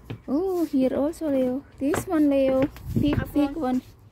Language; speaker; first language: English; non-native, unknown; Indonesian